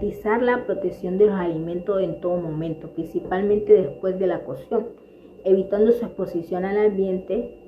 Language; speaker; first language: Spanish; native; Spanish